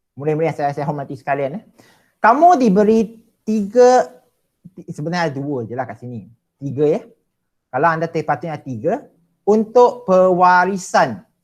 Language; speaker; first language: Malay; non-native, local second language; Chinese